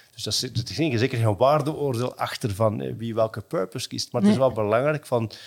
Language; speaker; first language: Dutch; native; Dutch